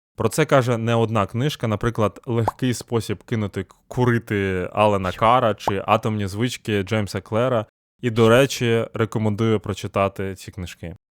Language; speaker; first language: Ukrainian; non-native, local second language; Russian